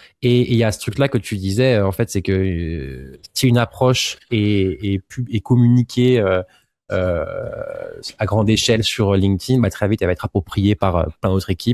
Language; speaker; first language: French; native; French